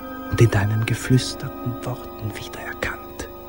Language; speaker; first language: German; native; German